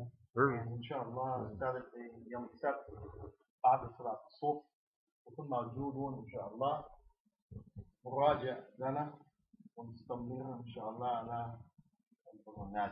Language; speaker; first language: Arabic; non-native, fluent; English